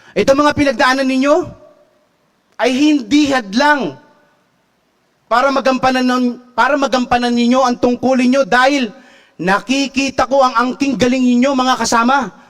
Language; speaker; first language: Filipino; native; Filipino